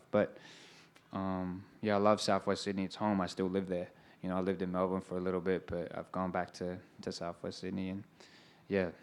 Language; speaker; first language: English; native; English